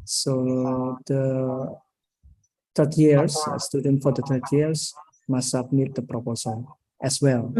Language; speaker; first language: English; non-native, learner; Indonesian